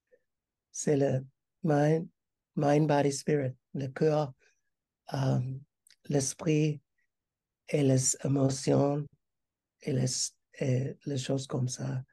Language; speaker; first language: French; non-native, learner; English